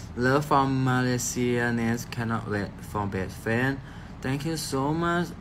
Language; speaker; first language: English; non-native, learner; Thai